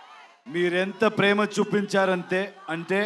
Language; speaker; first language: Telugu; non-native, learner; Kannada